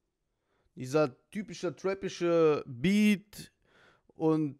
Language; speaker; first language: German; native; German